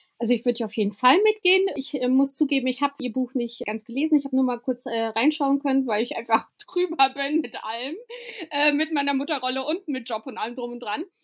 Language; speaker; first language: German; early bilingual, other home language; Albanian